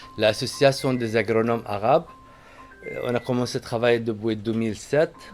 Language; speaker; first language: French; non-native, fluent; Arabic